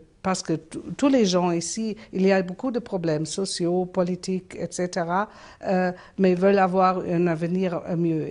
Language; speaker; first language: French; non-native, fluent; German